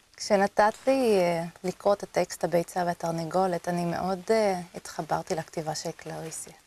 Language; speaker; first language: Hebrew; non-native, local second language; Arabic